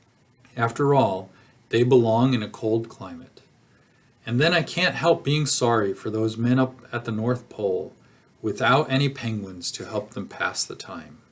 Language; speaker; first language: English; native; English